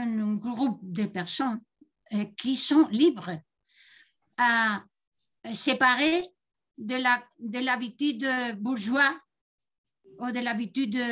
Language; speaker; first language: French; non-native, fluent; Spanish